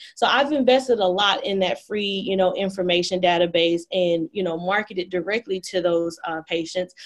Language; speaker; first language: English; native; English